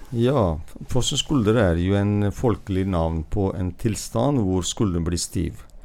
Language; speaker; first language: Norwegian; non-native, fluent; Hindi